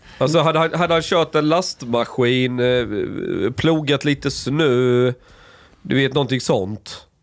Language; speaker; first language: Swedish; native; Swedish